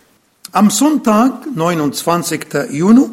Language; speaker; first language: German; non-native, fluent; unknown